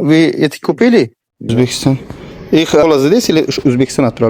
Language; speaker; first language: Russian; non-native, learner; Tajik